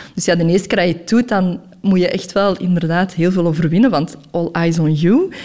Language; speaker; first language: Dutch; early bilingual, other home language; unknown